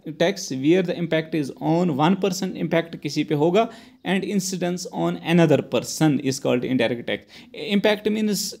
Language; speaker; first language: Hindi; non-native, local second language; Kashmiri